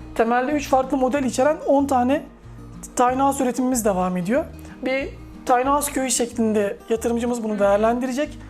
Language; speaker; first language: Turkish; native; Turkish